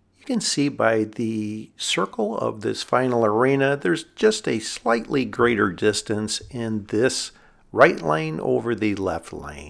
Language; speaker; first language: English; native; English